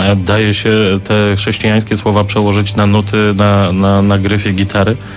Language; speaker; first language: Polish; native; Polish